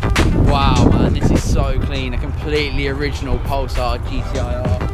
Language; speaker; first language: English; native; English